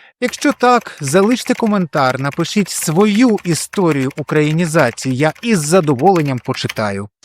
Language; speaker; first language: Ukrainian; non-native, local second language; Russian